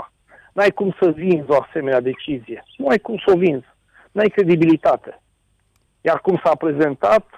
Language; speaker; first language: Romanian; native; Romanian